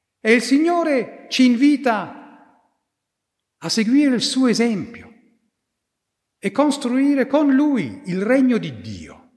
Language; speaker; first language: Italian; non-native, fluent; German